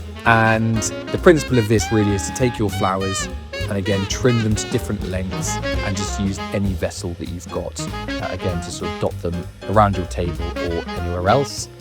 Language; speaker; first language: English; native; English